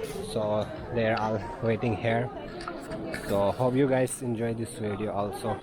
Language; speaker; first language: English; non-native, learner; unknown